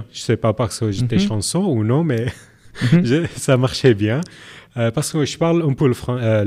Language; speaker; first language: French; non-native, learner; Arabic